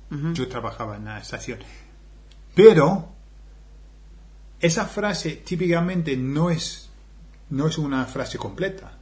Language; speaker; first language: Spanish; non-native, fluent; English